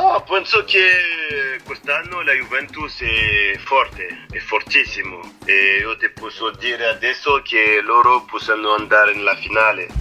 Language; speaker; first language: Italian; non-native, fluent; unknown